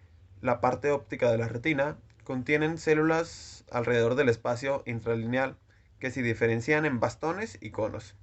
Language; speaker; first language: Spanish; native; Spanish